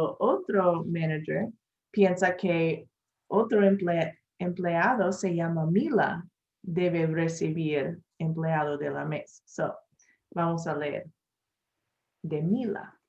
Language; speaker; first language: Spanish; non-native, learner; English